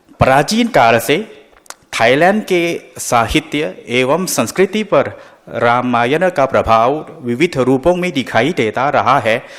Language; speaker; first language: Hindi; non-native, fluent; Thai